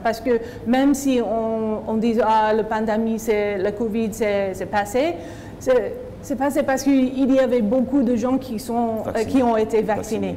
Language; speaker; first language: French; non-native, fluent; English